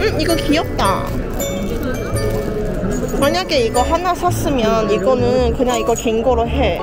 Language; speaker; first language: Korean; non-native, fluent; Chinese